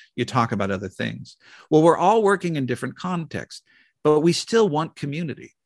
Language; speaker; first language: English; native; English